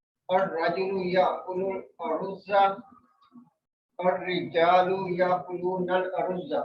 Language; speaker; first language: Arabic; non-native, learner; Urdu